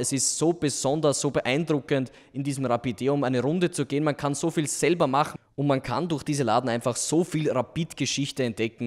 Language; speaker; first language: German; native; German